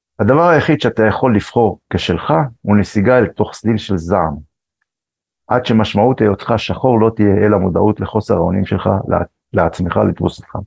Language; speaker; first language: Hebrew; early bilingual, other home language; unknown